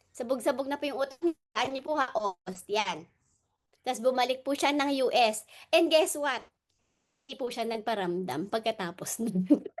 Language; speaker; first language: Filipino; non-native, local second language; Hiligaynon